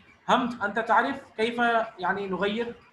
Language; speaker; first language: Arabic; non-native, fluent; Urdu